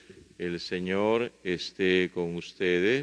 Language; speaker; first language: Spanish; native; Spanish